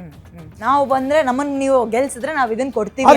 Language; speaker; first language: Kannada; native; Kannada